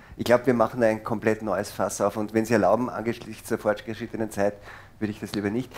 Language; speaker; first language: German; native; German